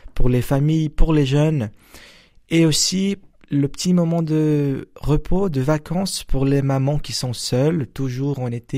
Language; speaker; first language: French; non-native, fluent; Portuguese